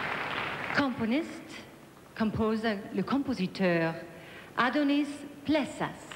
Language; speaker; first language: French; non-native, fluent; German